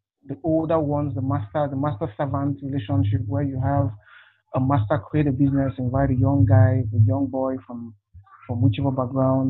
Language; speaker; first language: English; non-native, local second language; Igbo